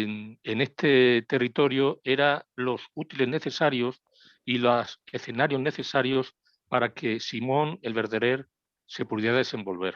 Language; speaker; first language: Spanish; native; Spanish